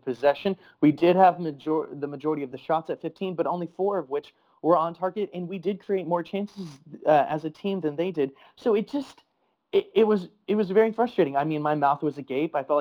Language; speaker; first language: English; native; English